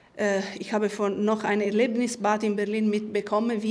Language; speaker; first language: German; non-native, fluent; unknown